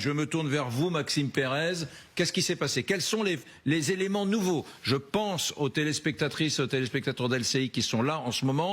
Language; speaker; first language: French; native; French